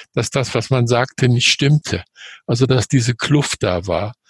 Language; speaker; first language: German; native; German